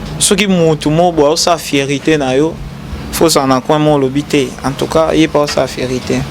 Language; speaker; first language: Lingala; native; Lingala